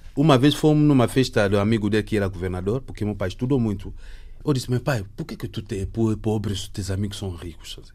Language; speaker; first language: Portuguese; non-native, learner; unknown